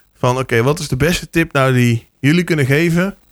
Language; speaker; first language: Dutch; native; Dutch